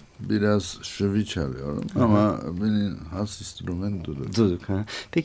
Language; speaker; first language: Turkish; non-native, learner; Armenian